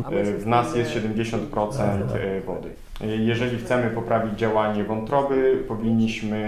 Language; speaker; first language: Polish; non-native, fluent; Russian